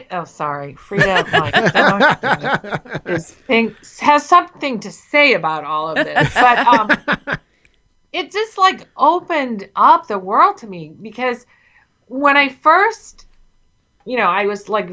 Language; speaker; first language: English; native; English